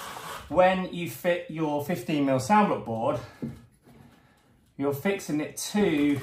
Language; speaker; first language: English; native; English